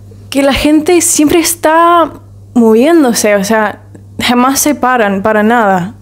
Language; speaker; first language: Spanish; non-native, learner; English